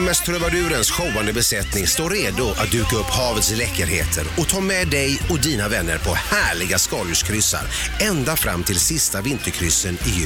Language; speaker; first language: Swedish; native; Swedish